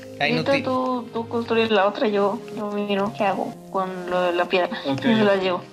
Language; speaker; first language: Spanish; native; Spanish